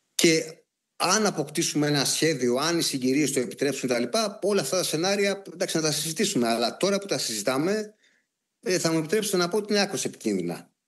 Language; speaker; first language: Greek; native; Greek